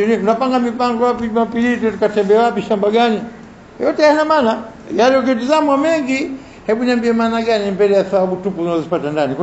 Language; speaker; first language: Swahili; native; Swahili